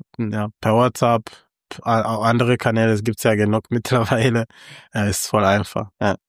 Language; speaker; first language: German; non-native, fluent; Kinyarwanda